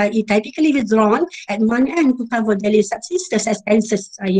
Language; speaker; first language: English; non-native, local second language; Malay